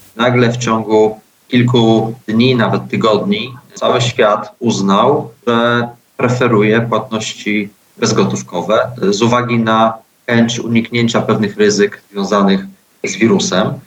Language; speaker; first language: Polish; native; Polish